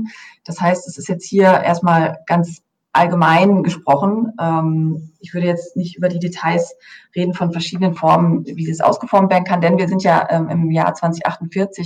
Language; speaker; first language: German; native; German